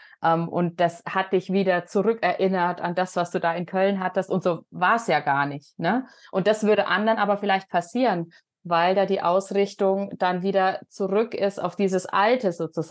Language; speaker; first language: German; native; German